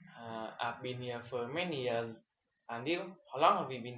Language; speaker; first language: English; non-native, learner; Vietnamese